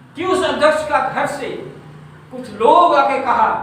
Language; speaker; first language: Hindi; non-native, local second language; Bangla